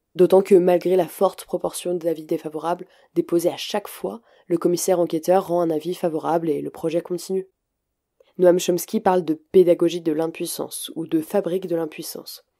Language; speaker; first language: French; native; French